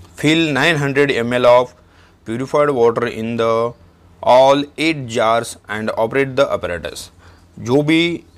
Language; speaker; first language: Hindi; non-native, local second language; Marathi